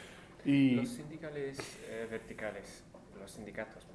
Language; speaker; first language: Spanish; non-native, fluent; English